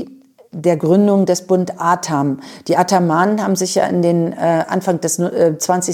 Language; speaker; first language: German; native; German